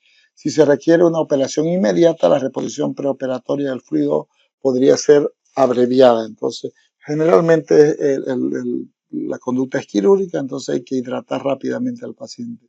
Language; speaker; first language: Spanish; native; Spanish